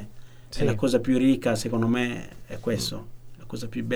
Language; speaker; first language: Italian; non-native, learner; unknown